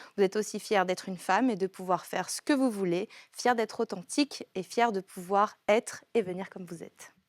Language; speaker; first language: French; native; French